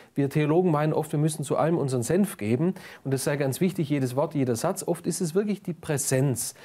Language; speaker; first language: German; native; German